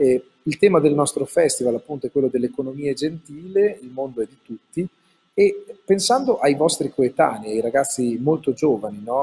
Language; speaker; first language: Italian; native; Italian